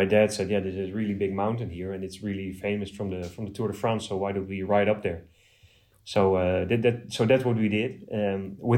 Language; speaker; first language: English; non-native, fluent; Dutch